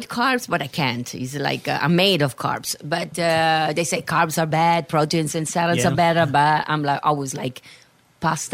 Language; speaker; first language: English; non-native, fluent; Italian